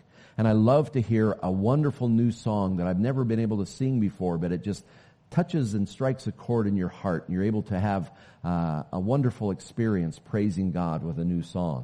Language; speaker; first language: English; native; English